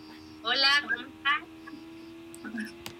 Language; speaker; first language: Spanish; non-native, learner; English